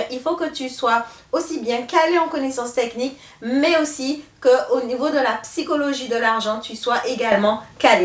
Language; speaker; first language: French; native; French